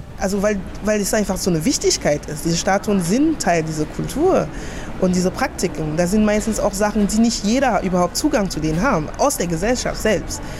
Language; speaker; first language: German; early bilingual, other home language; French